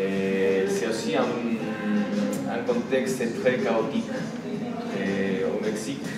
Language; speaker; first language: French; non-native, fluent; Spanish